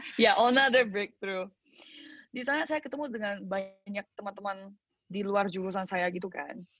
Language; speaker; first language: Indonesian; early bilingual, other home language; Korean